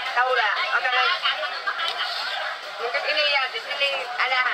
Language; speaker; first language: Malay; non-native, learner; Vietnamese